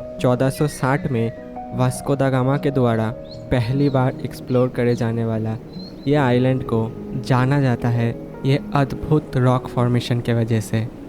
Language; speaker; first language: Hindi; non-native, local second language; Bangla